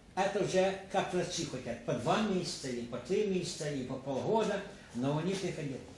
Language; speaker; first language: Russian; non-native, local second language; Ukrainian